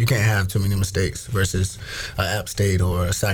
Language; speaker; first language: English; native; English